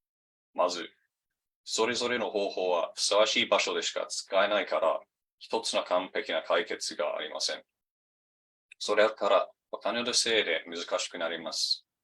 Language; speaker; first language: Japanese; non-native, fluent; English